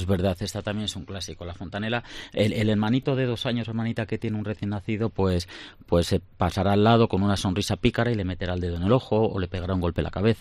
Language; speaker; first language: Spanish; native; Spanish